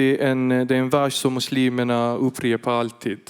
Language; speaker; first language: Swedish; non-native, fluent; Persian